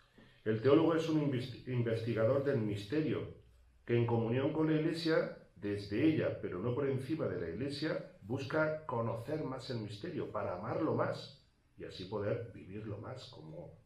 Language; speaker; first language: Spanish; native; Spanish